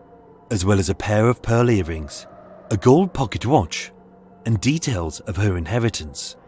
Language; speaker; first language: English; native; English